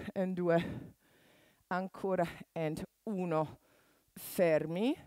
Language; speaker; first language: Italian; non-native, fluent; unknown